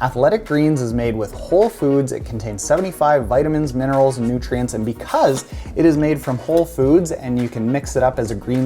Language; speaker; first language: English; native; English